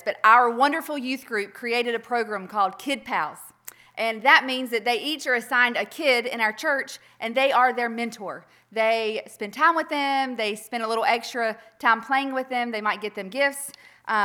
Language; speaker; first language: English; native; English